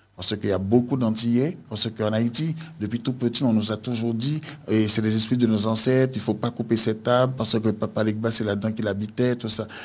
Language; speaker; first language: French; native; French